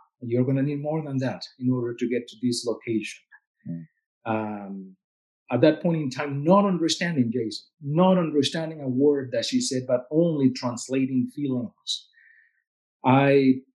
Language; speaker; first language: English; non-native, fluent; Spanish